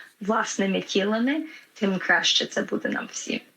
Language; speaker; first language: Ukrainian; early bilingual, heritage; Ukrainian